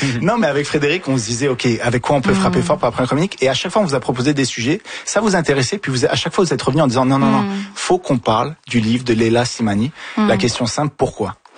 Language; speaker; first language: French; early bilingual, other home language; Arabic